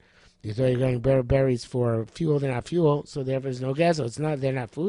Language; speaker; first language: English; native; English